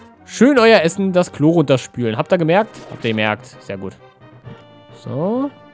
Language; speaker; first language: German; native; German